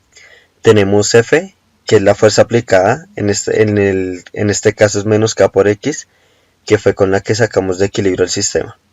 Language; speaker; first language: Spanish; native; Spanish